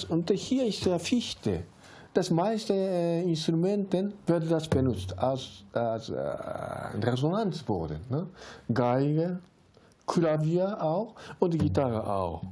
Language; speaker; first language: German; non-native, learner; Japanese